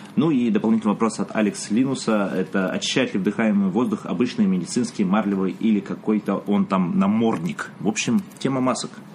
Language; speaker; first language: Russian; native; Russian